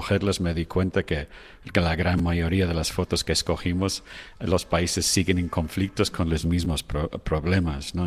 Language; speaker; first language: Spanish; non-native, fluent; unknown